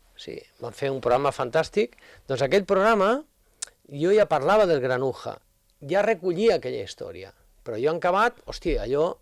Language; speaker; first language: Catalan; native; Catalan